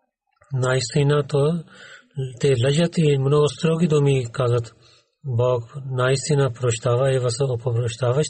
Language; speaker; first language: Bulgarian; non-native, learner; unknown